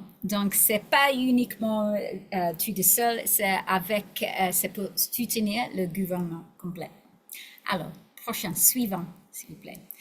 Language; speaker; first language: French; non-native, learner; English